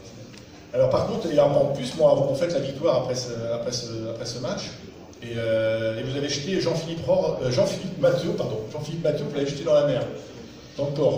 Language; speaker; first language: French; native; French